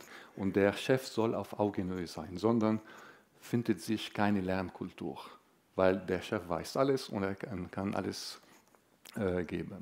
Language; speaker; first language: German; non-native, fluent; Arabic